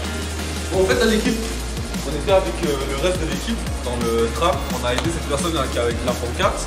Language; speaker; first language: French; native; French